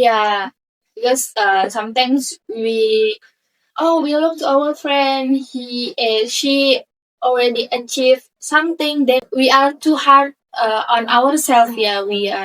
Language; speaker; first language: English; non-native, learner; Indonesian